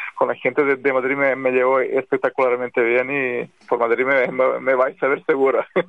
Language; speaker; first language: Spanish; non-native, fluent; Serbian